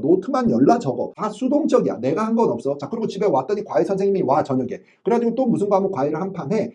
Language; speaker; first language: Korean; native; Korean